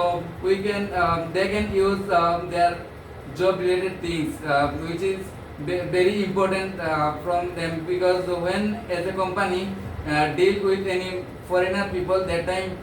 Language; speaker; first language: English; non-native, learner; Bangla